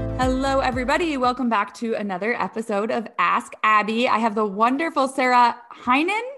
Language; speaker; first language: English; native; English